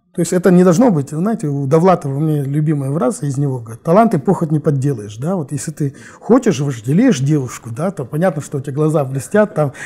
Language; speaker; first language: Russian; non-native, local second language; Kazakh